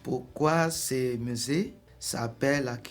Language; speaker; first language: French; non-native, learner; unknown